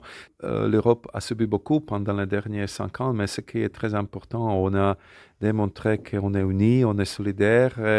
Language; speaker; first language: French; non-native, fluent; Slovak